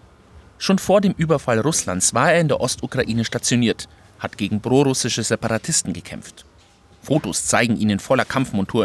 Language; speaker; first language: German; native; German